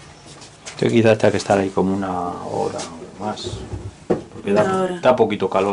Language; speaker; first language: Spanish; native; Spanish